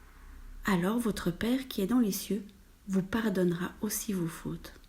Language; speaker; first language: French; native; French